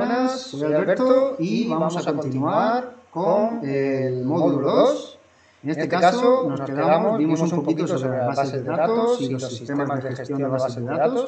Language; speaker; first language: Spanish; native; Spanish